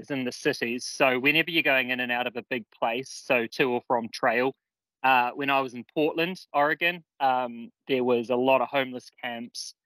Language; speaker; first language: English; native; English